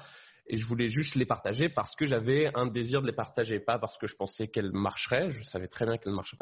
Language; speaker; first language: French; native; French